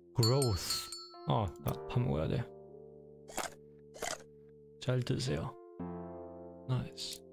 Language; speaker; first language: Korean; non-native, learner; German